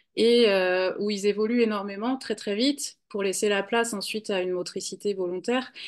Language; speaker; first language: French; native; French